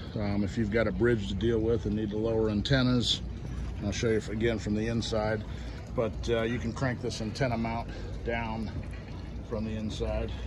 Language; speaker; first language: English; native; English